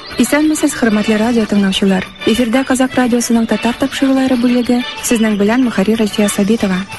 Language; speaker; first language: Tatar; early bilingual, heritage; Tatar